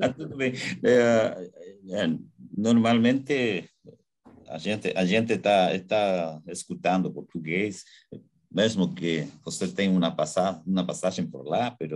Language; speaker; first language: Portuguese; non-native, learner; Spanish